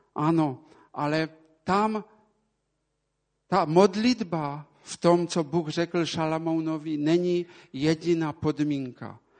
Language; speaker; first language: Czech; non-native, local second language; Polish